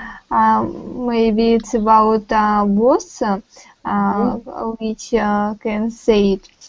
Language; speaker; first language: English; non-native, learner; Russian